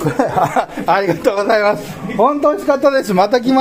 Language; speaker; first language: Japanese; native; Japanese